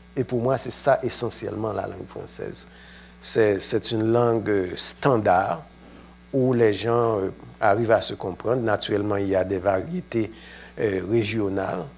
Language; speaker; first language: French; non-native, local second language; Haitian Creole